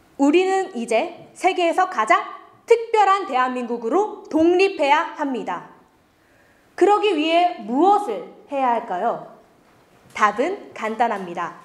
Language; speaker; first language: Korean; early bilingual, other home language; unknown